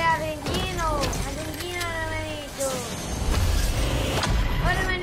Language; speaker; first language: Spanish; non-native, learner; Portuguese